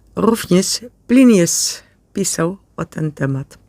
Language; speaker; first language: Polish; non-native, learner; Dutch